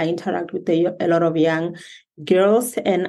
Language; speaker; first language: English; non-native, local second language; Tswana